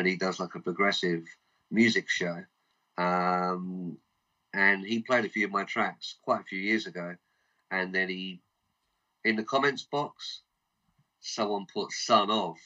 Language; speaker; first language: English; native; English